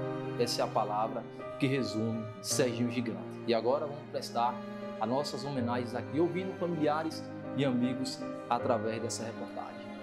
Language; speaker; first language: Portuguese; native; Portuguese